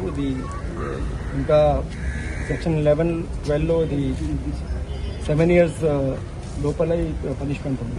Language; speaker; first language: Telugu; non-native, local second language; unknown